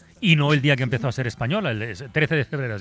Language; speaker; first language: Spanish; native; Spanish